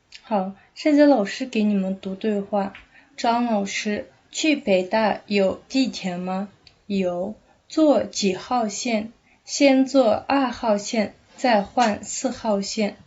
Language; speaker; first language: Chinese; non-native, fluent; Kazakh